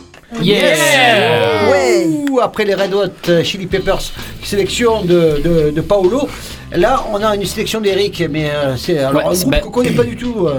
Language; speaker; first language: French; native; French